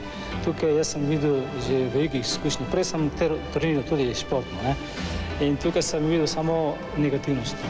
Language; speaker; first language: Slovenian; non-native, fluent; Japanese